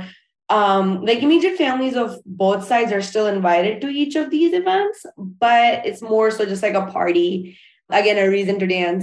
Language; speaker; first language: English; non-native, local second language; Urdu